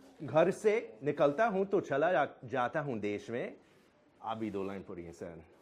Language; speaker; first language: Hindi; non-native, fluent; English